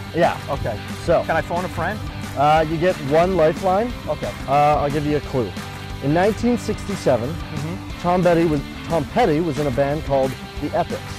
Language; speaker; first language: English; native; English